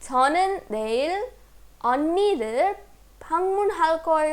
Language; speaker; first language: Korean; non-native, fluent; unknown